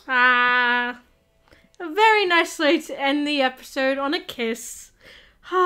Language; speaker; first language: English; native; English